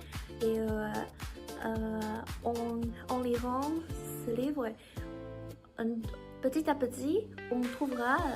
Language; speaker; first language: French; non-native, learner; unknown